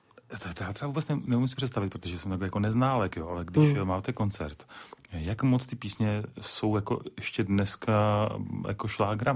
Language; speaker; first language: Czech; native; Czech